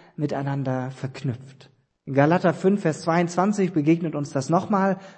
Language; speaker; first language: German; native; German